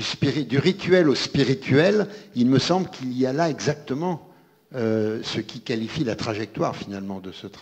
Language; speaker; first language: French; native; French